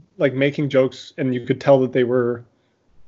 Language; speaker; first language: English; native; English